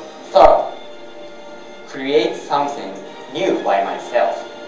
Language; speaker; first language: English; non-native, fluent; Japanese